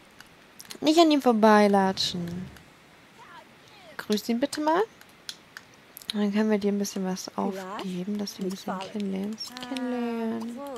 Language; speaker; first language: German; native; German